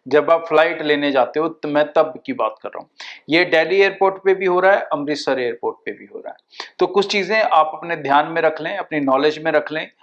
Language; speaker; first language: Hindi; non-native, local second language; Punjabi